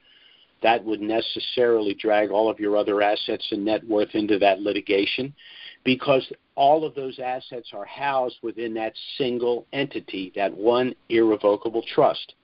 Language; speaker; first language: English; native; English